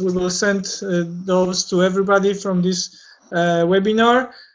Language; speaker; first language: English; non-native, learner; Polish